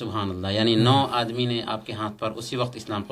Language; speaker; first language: Urdu; native; Urdu